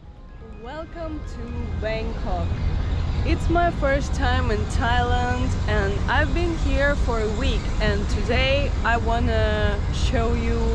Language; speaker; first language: English; non-native, fluent; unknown